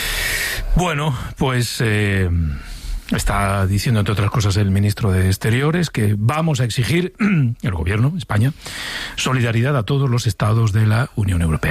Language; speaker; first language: Spanish; native; Spanish